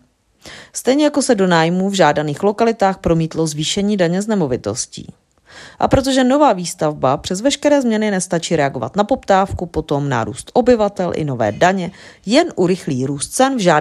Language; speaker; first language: Czech; native; Czech